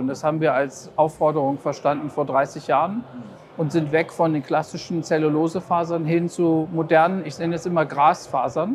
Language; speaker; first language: German; native; German